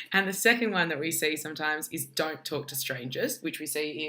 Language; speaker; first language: English; native; English